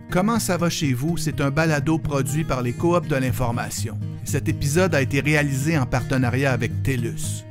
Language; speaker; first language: French; native; French